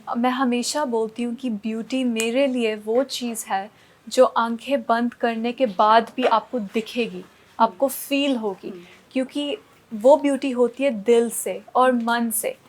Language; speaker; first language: Hindi; non-native, local second language; Punjabi